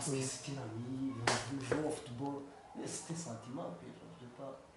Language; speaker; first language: French; non-native, learner; Kinyarwanda